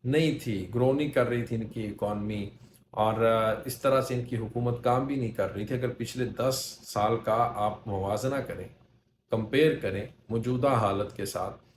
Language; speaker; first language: Urdu; native; Urdu